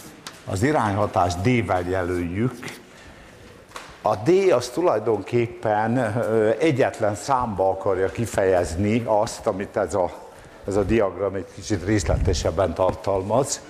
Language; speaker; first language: Hungarian; native; Hungarian